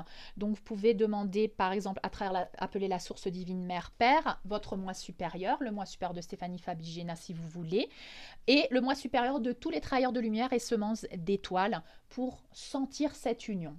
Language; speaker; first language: French; native; French